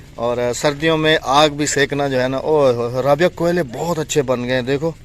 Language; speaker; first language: Urdu; non-native, local second language; Punjabi